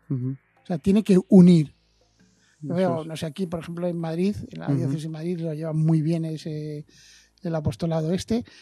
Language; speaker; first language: Spanish; native; Spanish